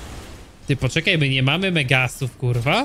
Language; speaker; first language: Polish; native; Polish